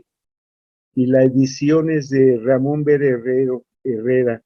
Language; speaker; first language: Spanish; native; Spanish